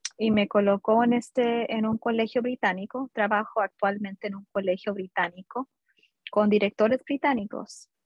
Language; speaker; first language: Spanish; early bilingual, heritage; Spanish